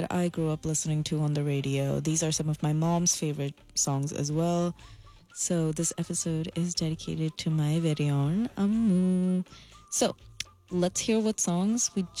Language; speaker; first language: English; non-native, local second language; Malayalam